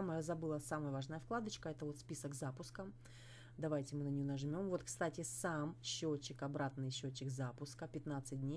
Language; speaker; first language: Russian; native; Russian